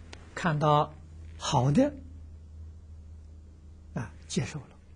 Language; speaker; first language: Chinese; native; Chinese